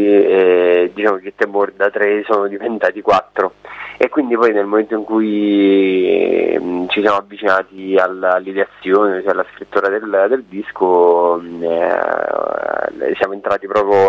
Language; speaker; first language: Italian; native; Italian